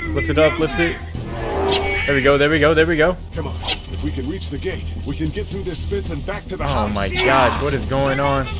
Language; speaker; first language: English; native; English